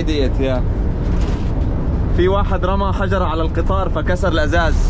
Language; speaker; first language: Arabic; native; Arabic